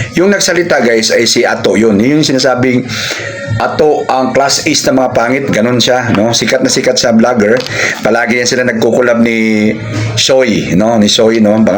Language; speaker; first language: Filipino; native; Filipino